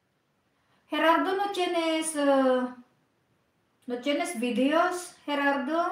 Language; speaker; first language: Spanish; non-native, learner; Filipino